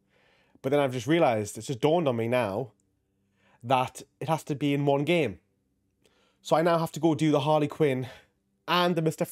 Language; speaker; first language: English; native; English